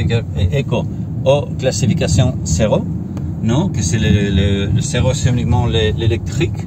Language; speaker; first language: French; non-native, learner; Spanish